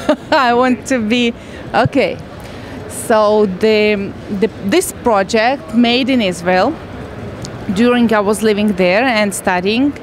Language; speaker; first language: English; non-native, learner; Russian